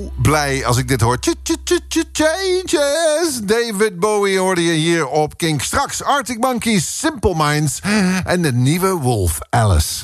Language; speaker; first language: Dutch; native; Dutch